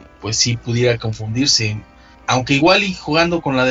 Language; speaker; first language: Spanish; native; Spanish